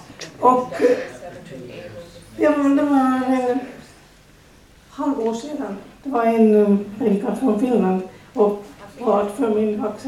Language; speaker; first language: Swedish; non-native, learner; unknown